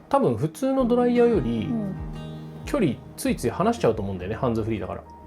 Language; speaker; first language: Japanese; native; Japanese